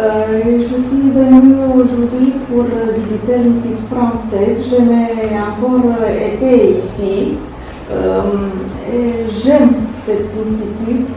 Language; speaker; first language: French; non-native, learner; Romanian